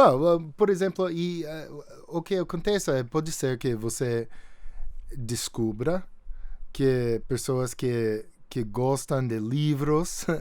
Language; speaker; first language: Portuguese; non-native, fluent; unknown